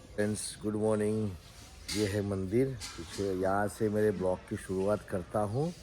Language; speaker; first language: Hindi; non-native, local second language; Gujarati